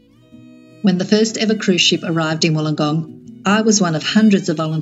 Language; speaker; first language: English; native; English